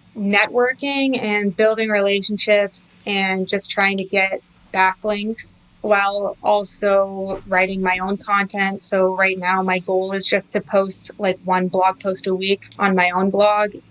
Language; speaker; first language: English; native; English